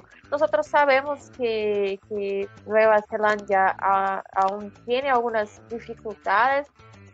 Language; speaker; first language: Spanish; non-native, fluent; Portuguese